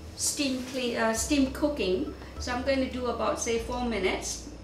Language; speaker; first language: English; non-native, local second language; Gujarati